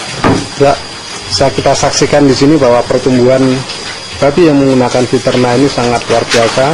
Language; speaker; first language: Indonesian; native; Indonesian